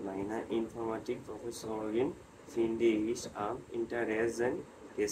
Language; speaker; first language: German; non-native, fluent; Bangla